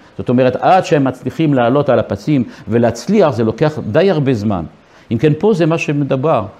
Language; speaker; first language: Hebrew; non-native, fluent; French